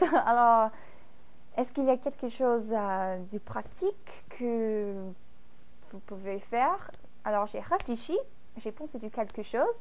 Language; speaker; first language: French; non-native, fluent; English